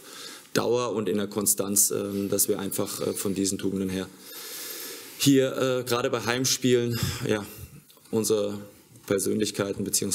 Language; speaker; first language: German; native; German